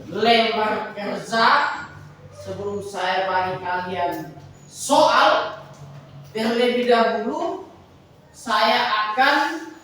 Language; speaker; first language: Indonesian; native; Indonesian